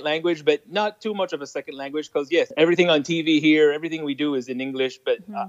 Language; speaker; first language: English; non-native, fluent; French